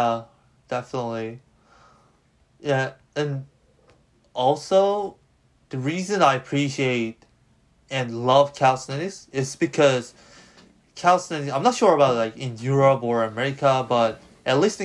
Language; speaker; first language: English; non-native, fluent; Korean